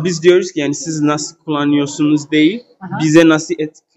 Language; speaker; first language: Turkish; non-native, learner; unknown